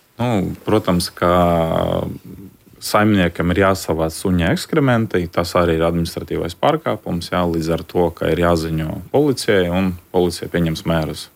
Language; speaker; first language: Latvian; native; Latvian